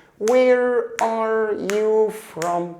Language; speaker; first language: English; non-native, fluent; Arabic